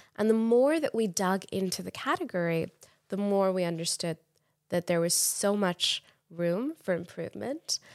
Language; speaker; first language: English; non-native, local second language; Urdu